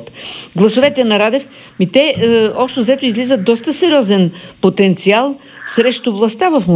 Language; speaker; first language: Bulgarian; native; Bulgarian